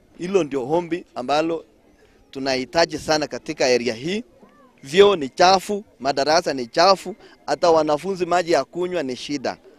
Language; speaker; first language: Swahili; non-native, local second language; Kalenjin